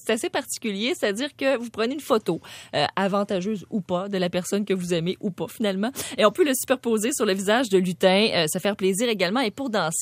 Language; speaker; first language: French; native; French